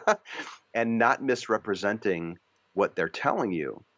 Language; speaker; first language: English; native; English